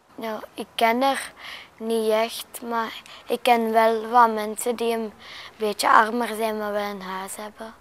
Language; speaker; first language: Dutch; non-native, local second language; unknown